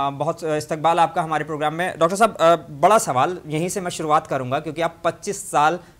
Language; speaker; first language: Hindi; non-native, local second language; Urdu